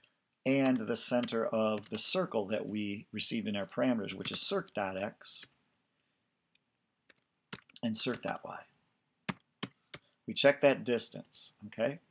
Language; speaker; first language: English; native; English